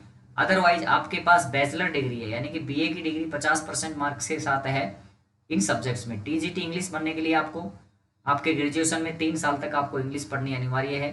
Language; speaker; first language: Hindi; native; Hindi